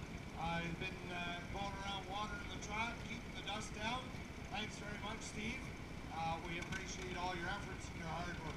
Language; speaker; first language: English; native; English